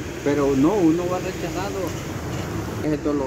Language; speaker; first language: Spanish; native; Spanish